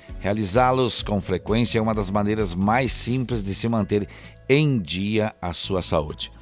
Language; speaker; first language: Portuguese; native; Portuguese